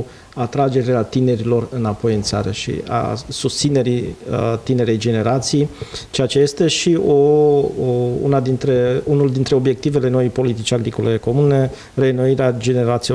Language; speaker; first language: Romanian; native; Romanian